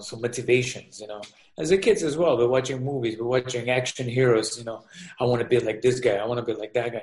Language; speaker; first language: English; non-native, fluent; Russian